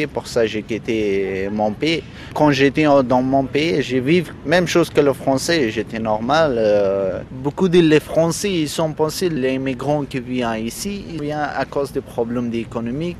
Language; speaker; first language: French; non-native, learner; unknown